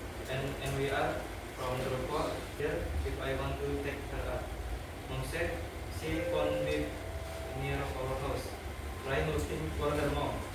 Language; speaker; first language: English; non-native, learner; Indonesian